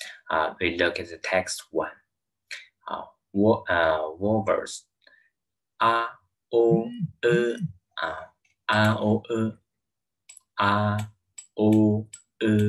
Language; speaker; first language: English; non-native, learner; Chinese